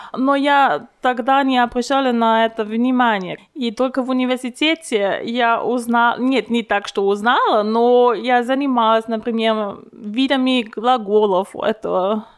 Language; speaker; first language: Russian; non-native, fluent; German